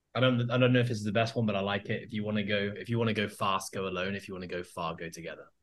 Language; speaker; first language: English; native; English